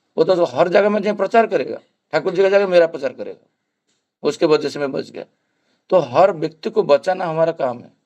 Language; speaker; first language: Hindi; non-native, local second language; Bangla